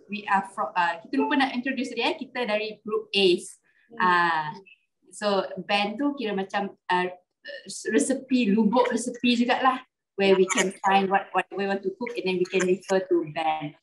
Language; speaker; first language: English; non-native, local second language; Malay